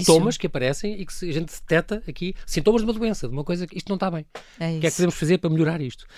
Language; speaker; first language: Portuguese; native; Portuguese